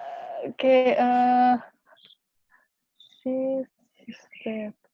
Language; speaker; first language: English; non-native, learner; Indonesian